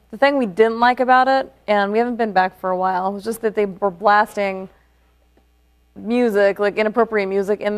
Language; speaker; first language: English; native; English